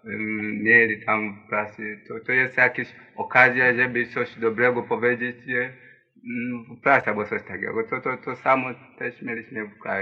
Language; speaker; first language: Polish; non-native, learner; Swahili